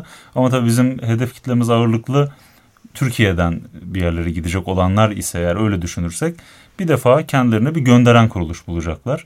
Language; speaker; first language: Turkish; native; Turkish